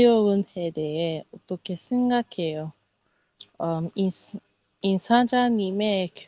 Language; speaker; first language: Korean; non-native, learner; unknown